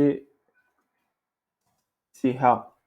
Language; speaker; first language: French; non-native, local second language; Arabic